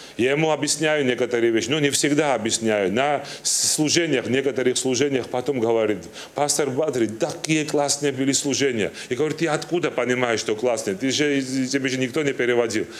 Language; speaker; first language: Russian; non-native, learner; Turkish